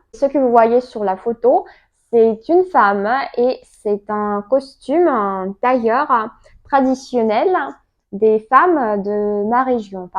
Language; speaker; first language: French; non-native, learner; Russian